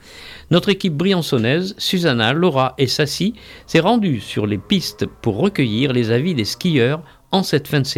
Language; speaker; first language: French; native; French